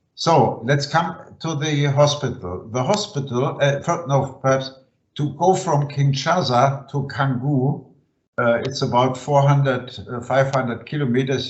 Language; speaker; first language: English; non-native, fluent; German